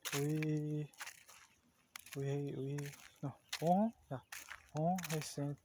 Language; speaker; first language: French; non-native, learner; Portuguese